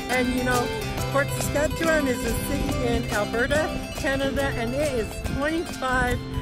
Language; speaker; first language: English; native; English